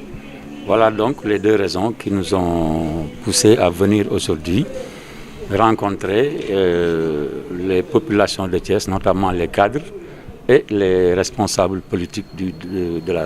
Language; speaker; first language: French; non-native, local second language; Wolof